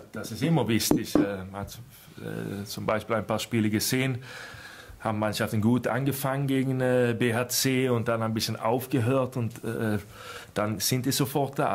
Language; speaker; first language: German; non-native, fluent; Swedish